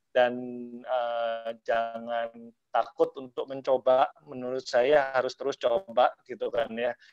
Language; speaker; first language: Indonesian; native; Indonesian